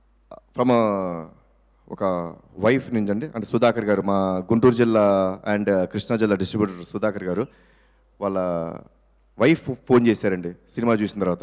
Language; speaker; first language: Telugu; native; Telugu